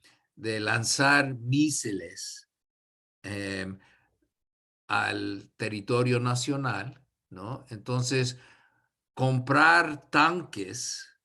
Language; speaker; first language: Spanish; non-native, fluent; English